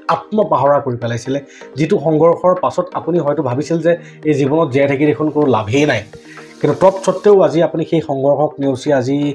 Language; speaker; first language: Assamese; native; Assamese